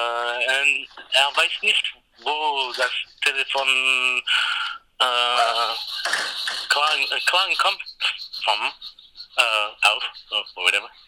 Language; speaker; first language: German; non-native, learner; English